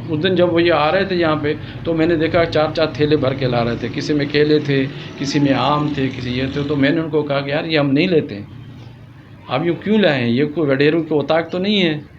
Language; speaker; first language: Urdu; non-native, local second language; Sindhi